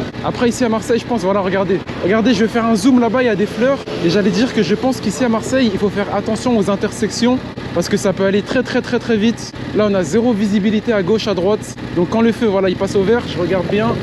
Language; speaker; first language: French; native; French